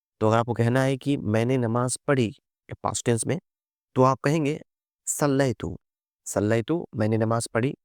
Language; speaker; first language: Urdu; native; Urdu